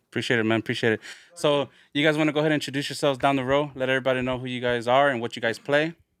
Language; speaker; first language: English; early bilingual, other home language; Spanish